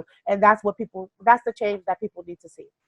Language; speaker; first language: English; native; English